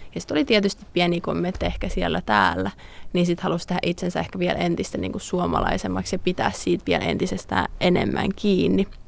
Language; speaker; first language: Finnish; native; Finnish